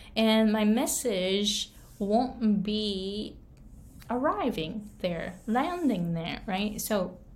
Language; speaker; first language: English; non-native, fluent; Japanese